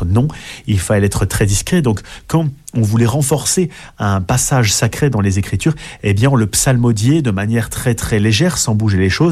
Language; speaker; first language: French; native; French